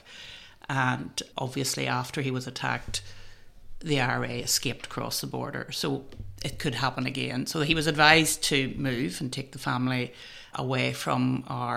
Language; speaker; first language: English; native; English